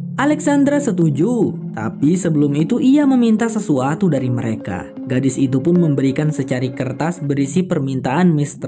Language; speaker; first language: Indonesian; native; Indonesian